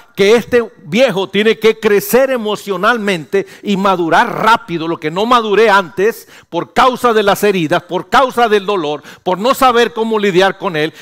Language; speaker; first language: Spanish; early bilingual, heritage; Spanish